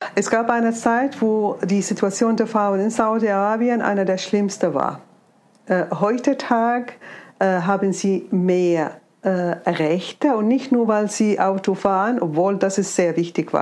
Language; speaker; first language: German; non-native, fluent; Arabic